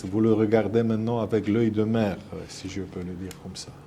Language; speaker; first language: French; non-native, fluent; Romanian